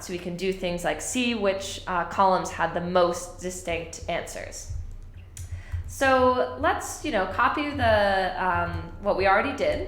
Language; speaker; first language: English; native; English